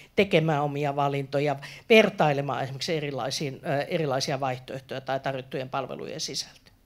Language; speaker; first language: Finnish; native; Finnish